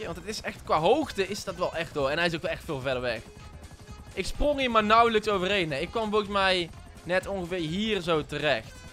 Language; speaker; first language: Dutch; native; Dutch